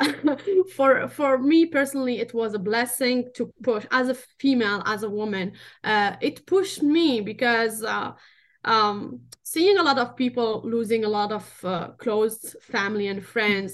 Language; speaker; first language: English; non-native, fluent; Arabic